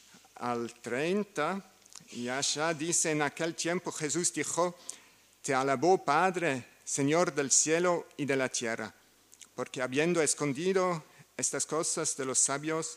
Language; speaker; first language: Spanish; non-native, learner; German